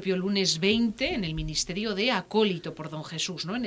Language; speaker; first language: Spanish; native; Spanish